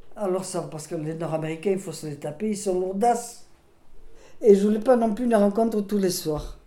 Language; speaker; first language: French; non-native, local second language; Swiss German